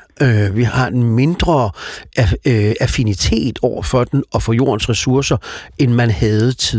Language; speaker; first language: Danish; native; Danish